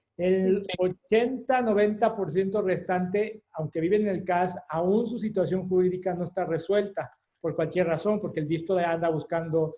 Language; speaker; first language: Spanish; native; Spanish